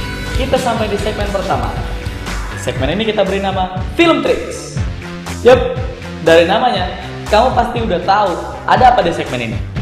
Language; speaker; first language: Indonesian; native; Indonesian